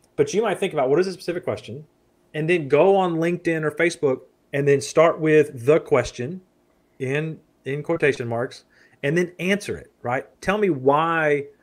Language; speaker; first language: English; native; English